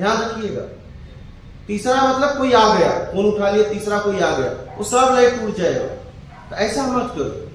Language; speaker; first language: Hindi; native; Hindi